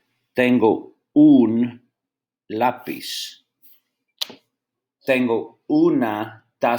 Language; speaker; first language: Spanish; non-native, fluent; English